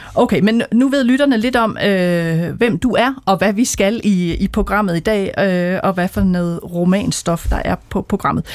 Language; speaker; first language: Danish; native; Danish